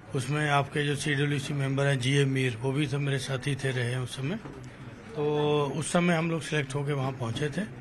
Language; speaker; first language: Hindi; native; Hindi